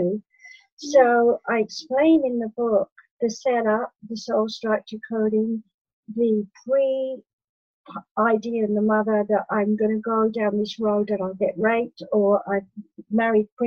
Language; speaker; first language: English; native; English